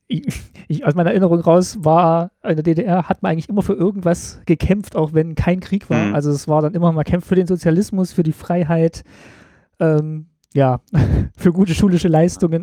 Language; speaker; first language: German; native; German